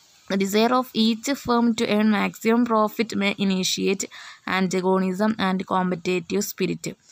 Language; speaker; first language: English; non-native, local second language; Malayalam